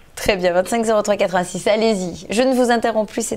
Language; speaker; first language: French; native; French